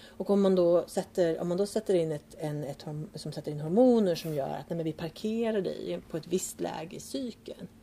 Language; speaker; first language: Swedish; early bilingual, other home language; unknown